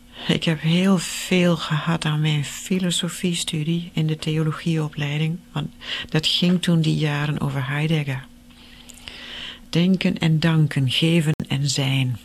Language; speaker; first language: Dutch; native; Dutch